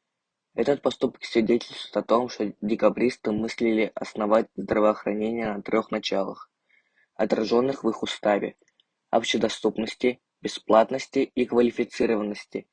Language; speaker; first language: Russian; non-native, local second language; Yakut